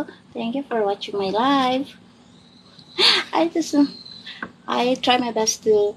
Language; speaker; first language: English; non-native, local second language; Filipino